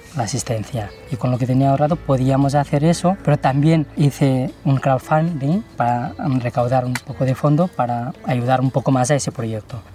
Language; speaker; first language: Spanish; early bilingual, other home language; Nepali